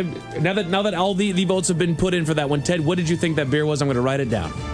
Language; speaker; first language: English; native; English